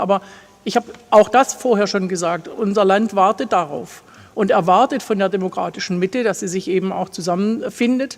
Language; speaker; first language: German; native; German